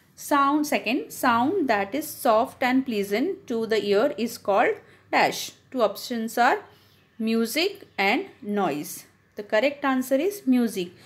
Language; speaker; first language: English; non-native, local second language; Hindi